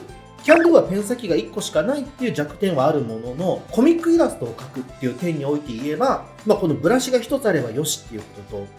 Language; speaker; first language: Japanese; native; Japanese